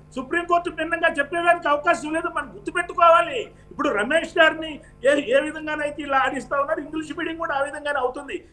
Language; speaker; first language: Telugu; native; Telugu